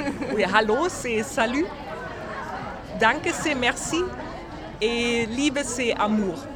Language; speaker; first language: French; non-native, fluent; German